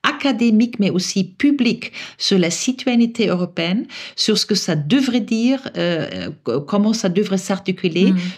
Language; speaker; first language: French; non-native, fluent; German